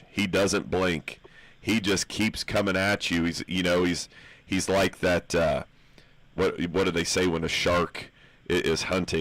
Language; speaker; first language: English; native; English